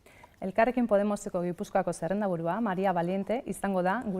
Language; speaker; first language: Basque; native; Basque